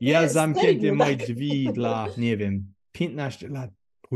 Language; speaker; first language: Polish; non-native, learner; English